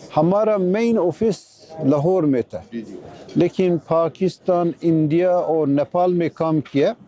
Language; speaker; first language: Urdu; non-native, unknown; Turkish